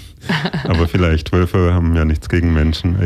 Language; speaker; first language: German; native; German